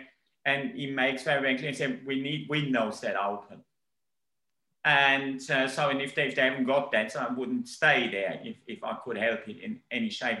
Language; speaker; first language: English; non-native, fluent; German